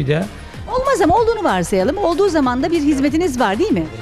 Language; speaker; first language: Turkish; native; Turkish